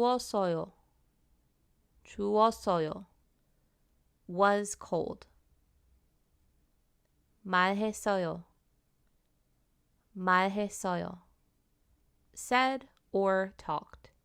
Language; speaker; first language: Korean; non-native, fluent; English